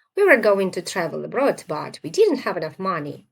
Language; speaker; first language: English; non-native, fluent; Ukrainian